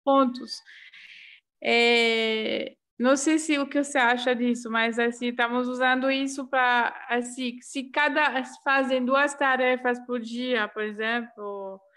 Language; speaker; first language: Portuguese; non-native, fluent; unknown